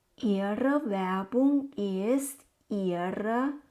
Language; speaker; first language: German; non-native, fluent; Thai